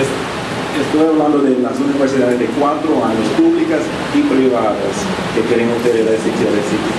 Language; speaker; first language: Spanish; non-native, fluent; English